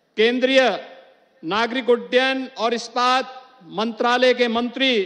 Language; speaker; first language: Hindi; native; Hindi